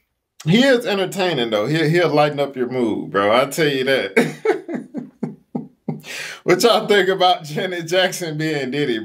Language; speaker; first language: English; native; English